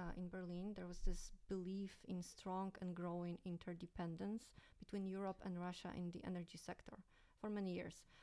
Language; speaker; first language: English; non-native, fluent; Polish